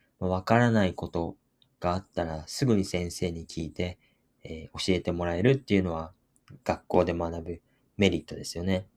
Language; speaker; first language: Japanese; native; Japanese